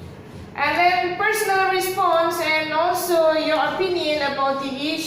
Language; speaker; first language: English; non-native, local second language; Indonesian